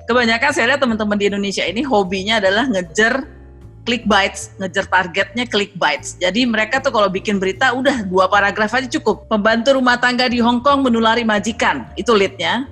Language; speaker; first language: Indonesian; native; Indonesian